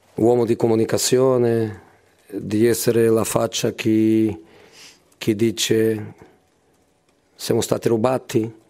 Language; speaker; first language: Italian; non-native, fluent; Portuguese